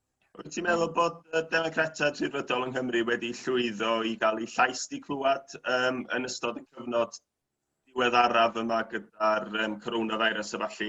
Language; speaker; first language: Welsh; native; Welsh